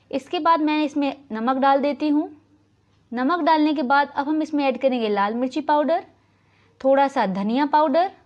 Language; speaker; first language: Hindi; native; Hindi